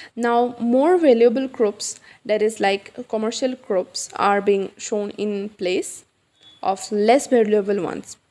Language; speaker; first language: English; non-native, local second language; Assamese